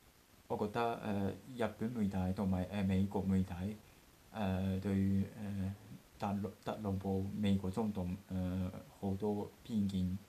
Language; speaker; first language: Chinese; non-native, learner; Japanese